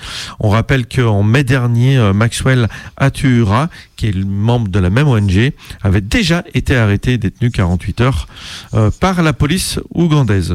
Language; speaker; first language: French; native; French